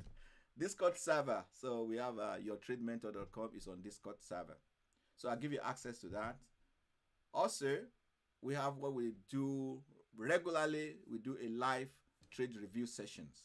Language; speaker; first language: English; non-native, fluent; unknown